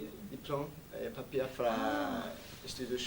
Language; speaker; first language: Danish; non-native, learner; Spanish